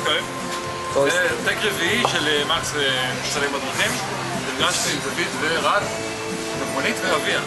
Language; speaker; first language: Hebrew; native; Hebrew